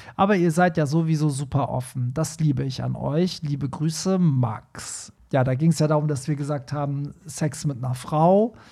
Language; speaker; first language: German; early bilingual, other home language; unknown